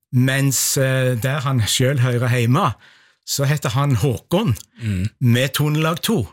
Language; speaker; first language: Norwegian; native; Norwegian